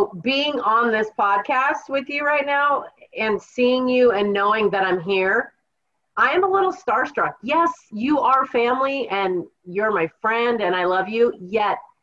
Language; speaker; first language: English; native; English